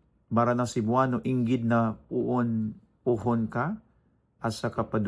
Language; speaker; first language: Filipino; non-native, local second language; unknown